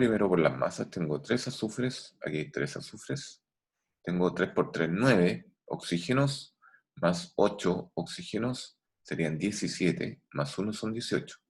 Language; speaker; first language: Spanish; native; Spanish